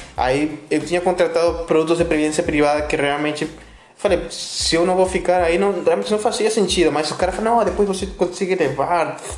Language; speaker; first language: Portuguese; non-native, fluent; Spanish